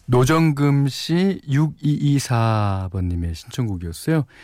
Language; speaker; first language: Korean; native; Korean